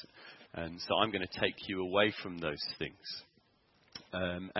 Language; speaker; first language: English; native; English